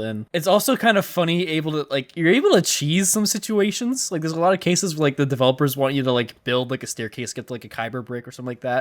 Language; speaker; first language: English; native; English